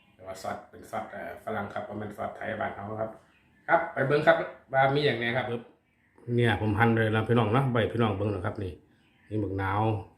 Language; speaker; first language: Thai; native; Thai